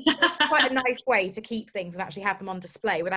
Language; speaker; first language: English; native; English